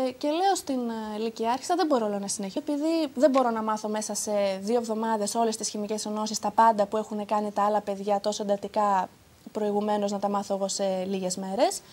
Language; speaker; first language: Greek; early bilingual, heritage; Greek